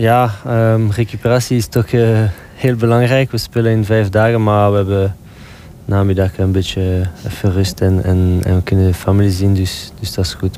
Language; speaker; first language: Dutch; non-native, local second language; French